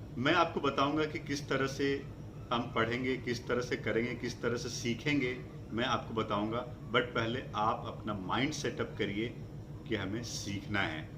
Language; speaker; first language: Hindi; native; Hindi